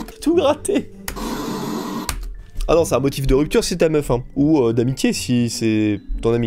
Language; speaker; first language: French; native; French